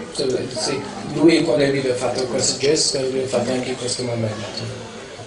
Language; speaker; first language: Italian; non-native, learner; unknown